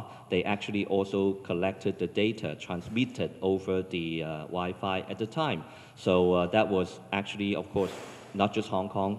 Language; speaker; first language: English; non-native, local second language; Cantonese